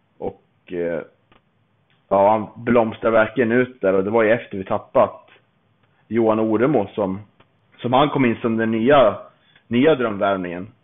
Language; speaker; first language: Swedish; native; Swedish